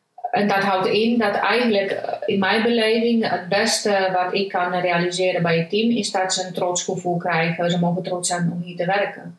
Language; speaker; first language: Dutch; non-native, fluent; Romanian